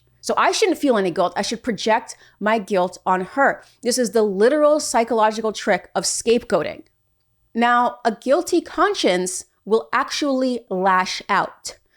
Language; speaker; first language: English; native; English